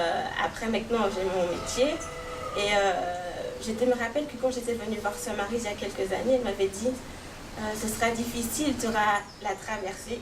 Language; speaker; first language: French; native; French